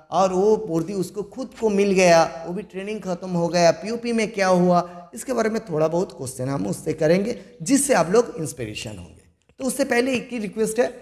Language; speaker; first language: Hindi; non-native, local second language; Bangla